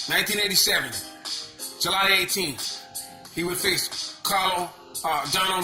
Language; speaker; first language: English; native; English